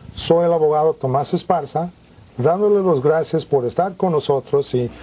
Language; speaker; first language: Spanish; early bilingual, heritage; Spanish